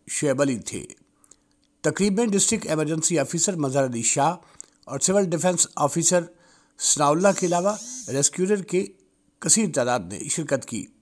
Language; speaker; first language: Urdu; non-native, local second language; Punjabi